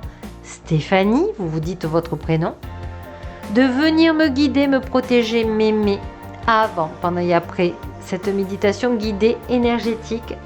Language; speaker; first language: French; native; French